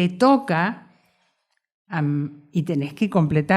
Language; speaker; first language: Spanish; native; Spanish